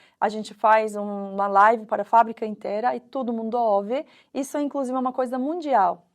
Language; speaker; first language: Portuguese; non-native, fluent; Turkish